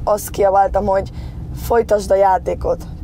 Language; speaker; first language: Hungarian; early bilingual, heritage; Spanish